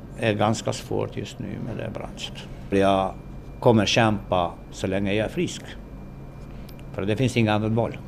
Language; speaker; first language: Swedish; non-native, fluent; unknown